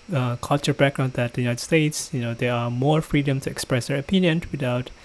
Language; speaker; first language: English; non-native, fluent; Indonesian